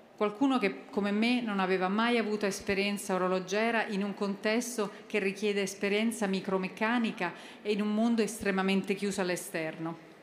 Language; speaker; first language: Italian; native; Italian